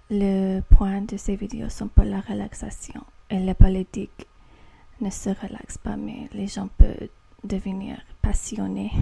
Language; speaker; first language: French; non-native, learner; English